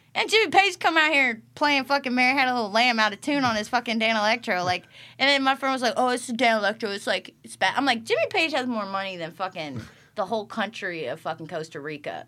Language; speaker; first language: English; native; English